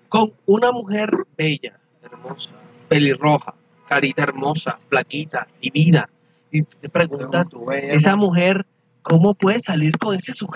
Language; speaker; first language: Spanish; native; Spanish